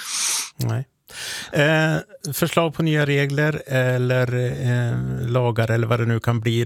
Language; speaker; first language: Swedish; native; Swedish